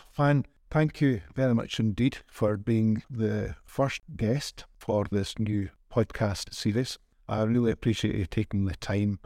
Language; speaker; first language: English; native; English